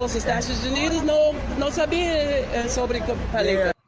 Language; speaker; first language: Portuguese; non-native, learner; English